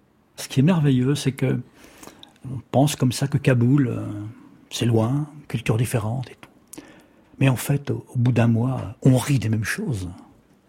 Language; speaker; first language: French; native; French